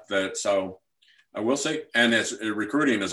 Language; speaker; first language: English; native; English